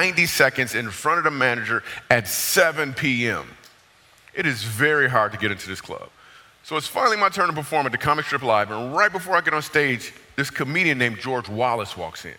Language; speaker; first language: English; native; English